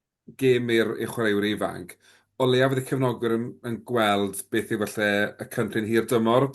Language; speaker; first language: Welsh; native; Welsh